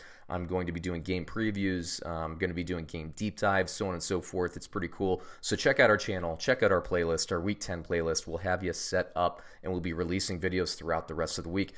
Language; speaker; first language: English; native; English